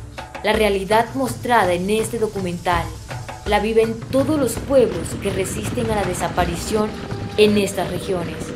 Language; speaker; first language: Spanish; native; Spanish